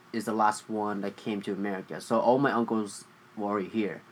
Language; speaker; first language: English; early bilingual, other home language; Vietnamese